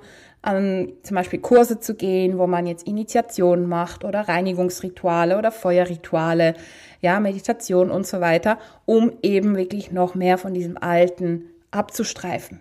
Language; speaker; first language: German; native; German